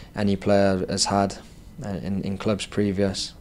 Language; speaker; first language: English; native; English